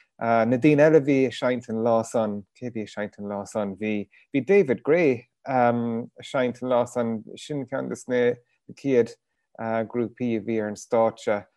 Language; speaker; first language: Irish; native; Irish